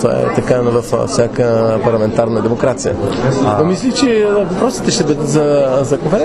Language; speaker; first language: Bulgarian; non-native, fluent; French